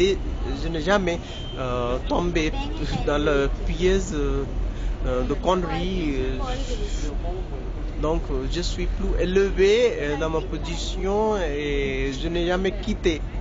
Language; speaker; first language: French; non-native, learner; Hindi